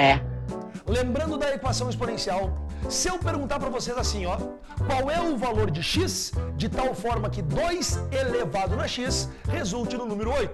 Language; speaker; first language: Portuguese; native; Portuguese